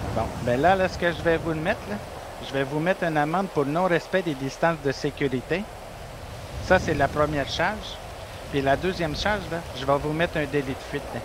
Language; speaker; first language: French; native; French